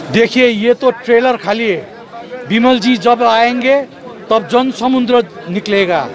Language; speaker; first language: Hindi; non-native, local second language; Nepali